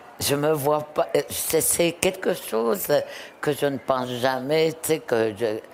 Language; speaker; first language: French; non-native, local second language; Innu-aimun